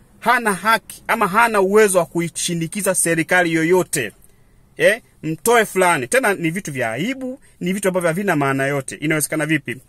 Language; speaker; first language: Swahili; native; Swahili